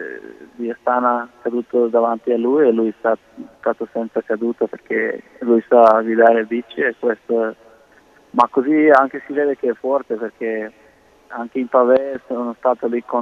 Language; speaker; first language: Italian; non-native, learner; Croatian